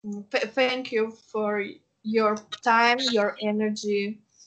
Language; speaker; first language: English; non-native, fluent; Russian